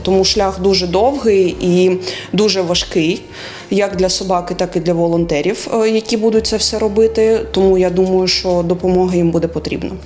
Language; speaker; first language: Ukrainian; native; Ukrainian